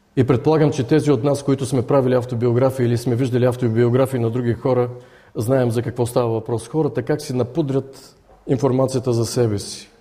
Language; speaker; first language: Bulgarian; native; Bulgarian